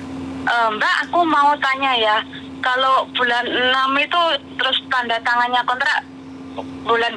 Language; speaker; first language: Indonesian; non-native, local second language; Javanese